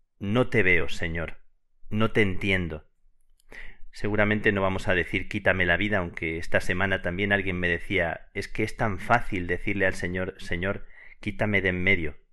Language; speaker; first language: Spanish; native; Spanish